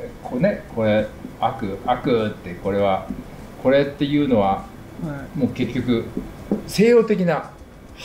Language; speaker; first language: Japanese; native; Japanese